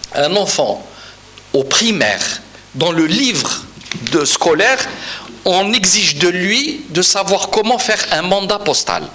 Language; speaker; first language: French; non-native, local second language; Arabic